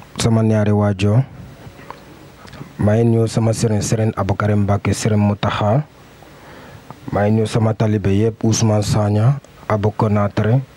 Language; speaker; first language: Wolof; non-native, learner; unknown